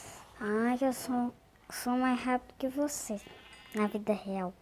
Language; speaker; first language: Portuguese; native; Portuguese